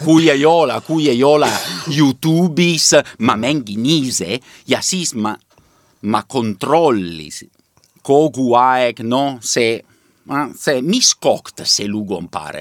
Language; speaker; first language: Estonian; non-native, learner; Italian